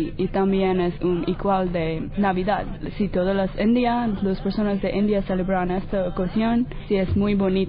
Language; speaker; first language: Spanish; non-native, learner; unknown